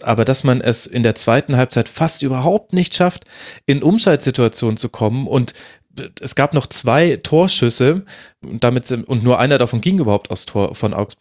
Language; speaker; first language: German; native; German